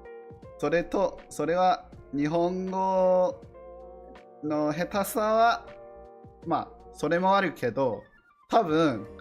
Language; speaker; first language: Japanese; non-native, learner; English